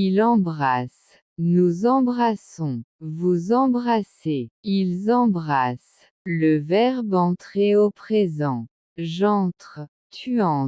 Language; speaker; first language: French; non-native, local second language; Arabic